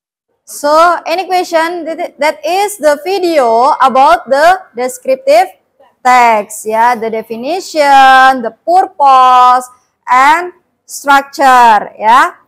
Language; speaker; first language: English; non-native, learner; Indonesian